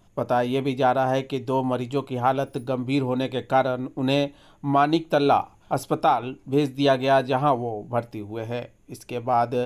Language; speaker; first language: Hindi; native; Hindi